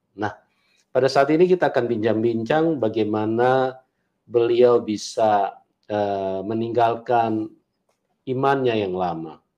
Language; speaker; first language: Indonesian; native; Indonesian